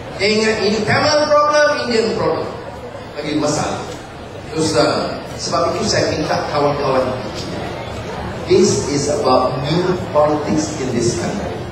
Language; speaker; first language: Malay; native; Malay